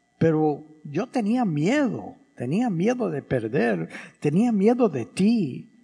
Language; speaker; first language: Spanish; early bilingual, heritage; English